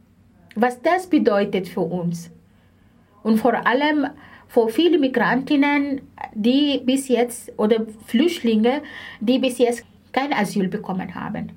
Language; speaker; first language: German; non-native, fluent; Arabic